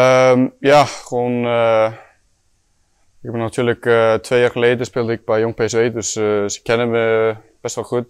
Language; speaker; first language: Dutch; non-native, fluent; Icelandic